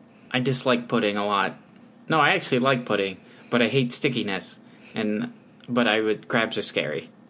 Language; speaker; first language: English; native; English